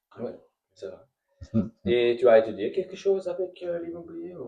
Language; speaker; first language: French; non-native, learner; Dutch